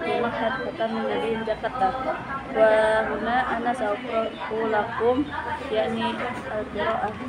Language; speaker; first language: Arabic; non-native, learner; Indonesian